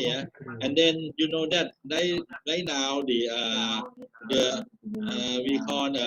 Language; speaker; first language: English; non-native, fluent; Thai